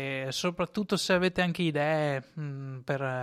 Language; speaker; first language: Italian; native; Italian